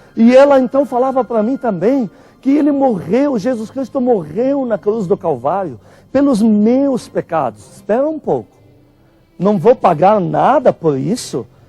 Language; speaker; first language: Portuguese; non-native, fluent; Arabic